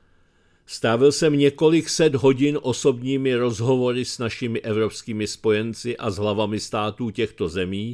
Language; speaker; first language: Czech; native; Czech